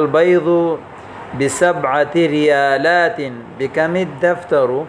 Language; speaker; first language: Arabic; non-native, fluent; Urdu